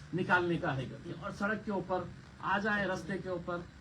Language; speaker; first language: Hindi; non-native, local second language; Marathi